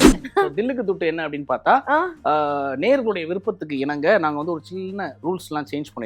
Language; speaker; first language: Tamil; native; Tamil